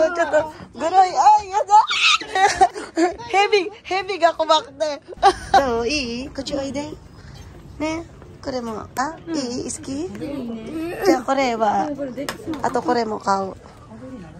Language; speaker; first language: Japanese; non-native, fluent; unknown